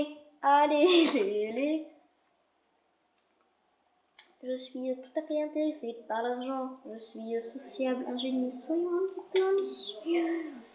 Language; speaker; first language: French; native; French